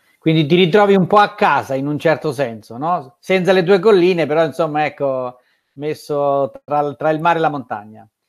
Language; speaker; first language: Italian; native; Italian